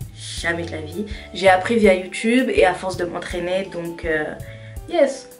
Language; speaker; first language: French; early bilingual, other home language; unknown